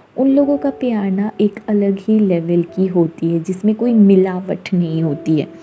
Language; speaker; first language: Hindi; non-native, local second language; Bangla